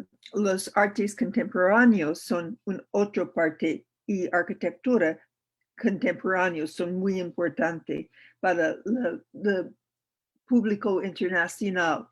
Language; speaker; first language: Spanish; non-native, learner; English